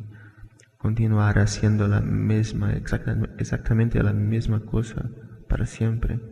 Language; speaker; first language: Spanish; non-native, fluent; Portuguese